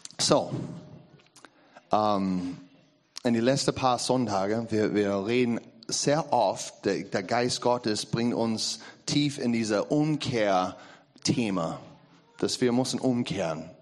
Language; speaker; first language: German; non-native, learner; English